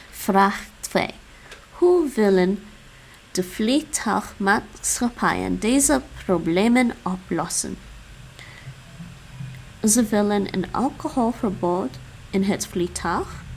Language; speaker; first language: Dutch; non-native, learner; English